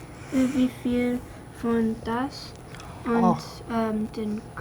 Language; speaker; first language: German; non-native, learner; English